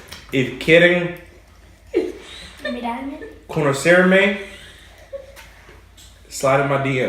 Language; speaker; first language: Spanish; early bilingual, heritage; Spanish